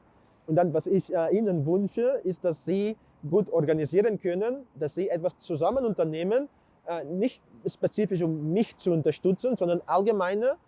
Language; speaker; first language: German; non-native, fluent; Catalan